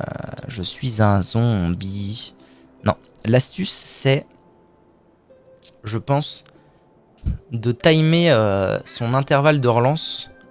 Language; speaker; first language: French; native; French